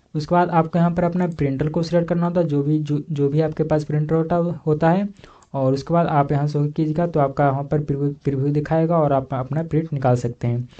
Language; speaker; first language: Hindi; native; Hindi